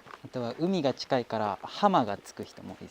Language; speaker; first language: Japanese; native; Japanese